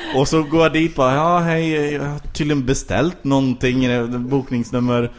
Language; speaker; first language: Swedish; native; Swedish